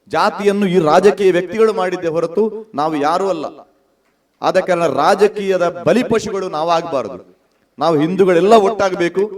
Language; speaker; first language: Kannada; non-native, local second language; Tulu